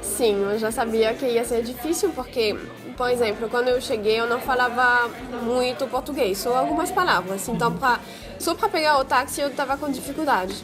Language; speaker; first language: Portuguese; non-native, fluent; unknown